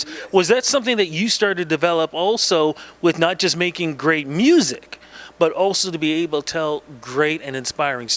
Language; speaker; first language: English; native; English